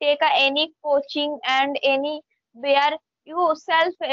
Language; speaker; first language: English; non-native, learner; Hindi